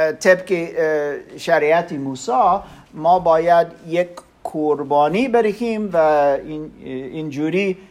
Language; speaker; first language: Persian; non-native, learner; German